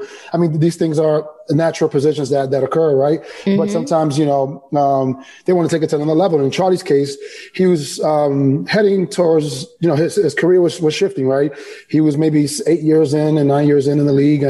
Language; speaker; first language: English; early bilingual, other home language; Spanish